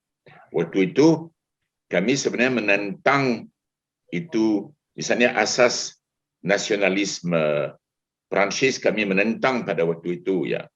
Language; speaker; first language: Indonesian; non-native, fluent; French